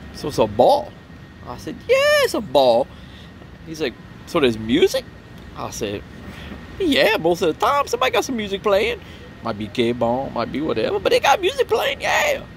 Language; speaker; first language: English; native; English